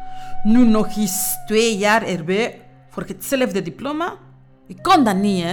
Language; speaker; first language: Dutch; non-native, fluent; Spanish